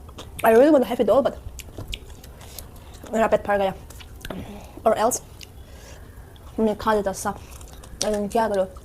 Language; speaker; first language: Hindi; non-native, local second language; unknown